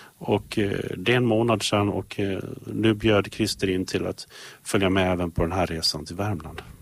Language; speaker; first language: Swedish; native; Swedish